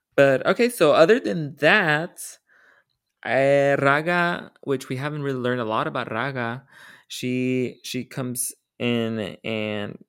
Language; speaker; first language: English; early bilingual, other home language; Spanish